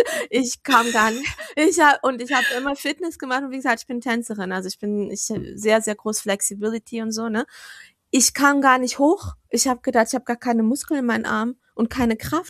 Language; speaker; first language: German; native; German